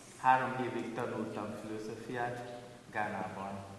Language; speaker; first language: Hungarian; non-native, learner; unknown